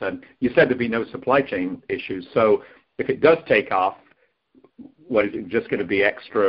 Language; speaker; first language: English; native; English